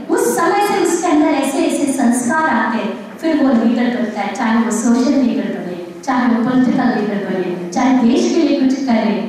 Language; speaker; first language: Hindi; native; Hindi